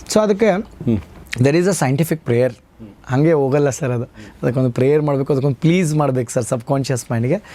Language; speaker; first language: Kannada; native; Kannada